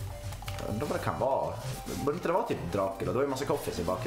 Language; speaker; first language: Swedish; native; Swedish